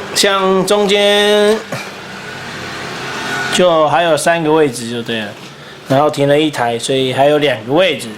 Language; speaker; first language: Chinese; native; Chinese